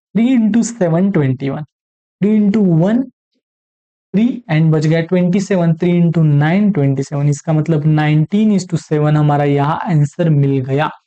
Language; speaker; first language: Hindi; non-native, local second language; Marathi